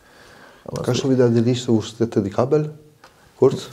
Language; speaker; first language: German; non-native, learner; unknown